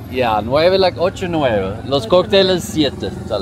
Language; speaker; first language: Spanish; non-native, learner; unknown